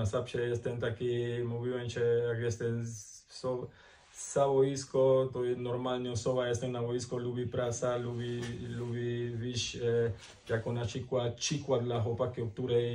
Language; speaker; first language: Polish; non-native, learner; Spanish